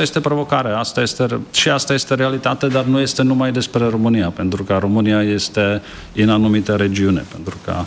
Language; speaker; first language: Romanian; non-native, fluent; Czech